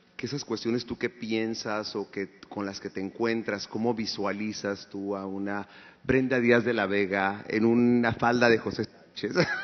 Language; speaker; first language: Spanish; native; Spanish